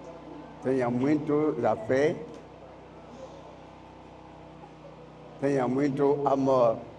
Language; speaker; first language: Portuguese; non-native, learner; Lingala